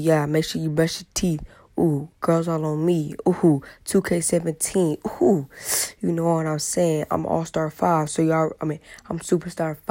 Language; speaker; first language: English; native; English